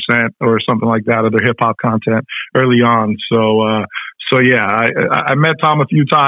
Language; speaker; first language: English; early bilingual, other home language; Spanish